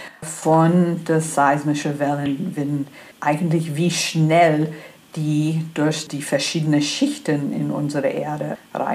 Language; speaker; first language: German; non-native, fluent; English